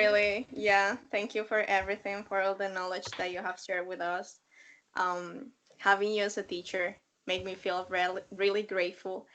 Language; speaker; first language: English; non-native, fluent; Spanish